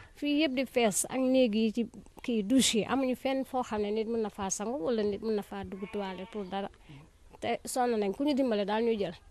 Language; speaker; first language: Wolof; native; Wolof